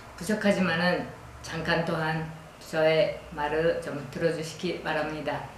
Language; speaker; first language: Korean; non-native, fluent; Japanese